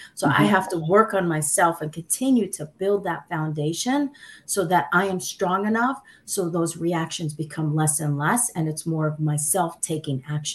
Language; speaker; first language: English; early bilingual, other home language; Sicilian